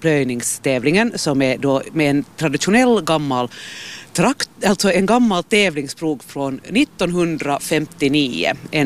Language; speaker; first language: Swedish; native; Swedish